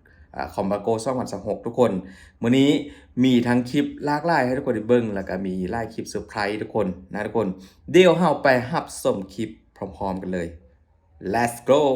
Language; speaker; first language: Thai; non-native, local second language; Lao